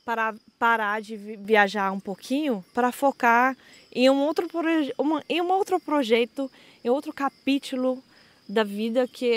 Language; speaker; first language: Portuguese; non-native, fluent; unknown